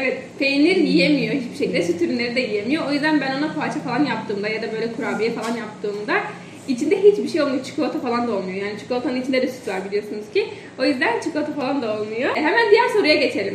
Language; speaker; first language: Turkish; non-native, fluent; Indonesian